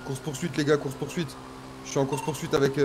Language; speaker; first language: French; native; French